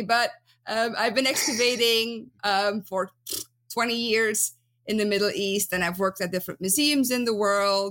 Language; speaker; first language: English; non-native, fluent; Dutch